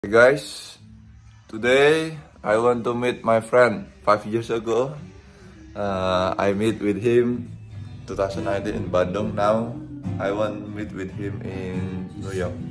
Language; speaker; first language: English; non-native, learner; Indonesian